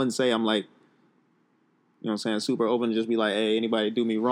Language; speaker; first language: English; native; English